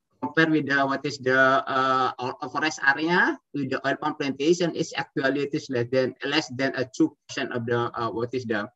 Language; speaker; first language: English; non-native, fluent; Indonesian